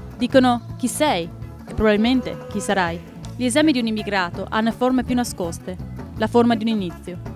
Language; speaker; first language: Italian; native; Italian